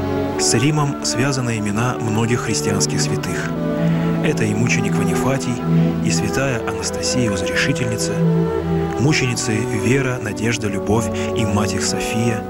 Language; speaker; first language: Russian; native; Russian